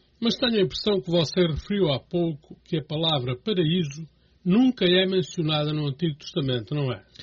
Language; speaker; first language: Portuguese; native; Portuguese